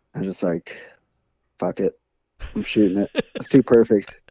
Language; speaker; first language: English; native; English